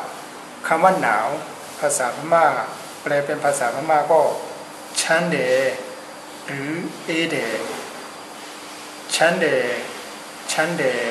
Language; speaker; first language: Thai; non-native, fluent; Burmese